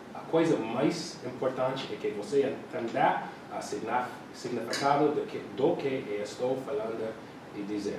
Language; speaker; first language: Portuguese; non-native, learner; English